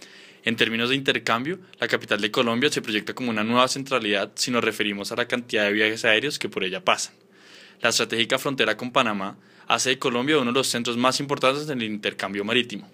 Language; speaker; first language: Spanish; native; Spanish